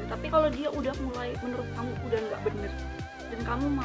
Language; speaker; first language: Indonesian; native; Indonesian